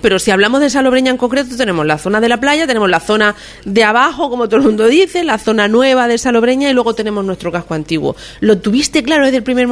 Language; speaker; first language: Spanish; native; Spanish